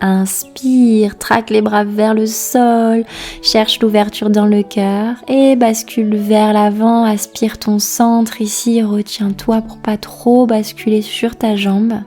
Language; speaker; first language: French; native; French